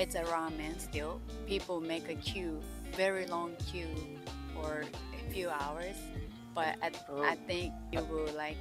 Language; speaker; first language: English; non-native, fluent; Japanese